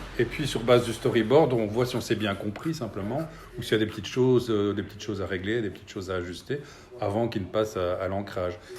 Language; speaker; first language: French; native; French